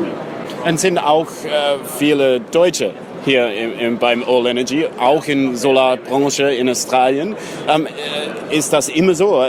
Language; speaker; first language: German; non-native, learner; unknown